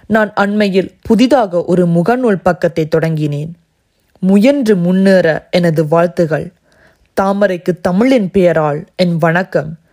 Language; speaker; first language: Tamil; early bilingual, heritage; Tamil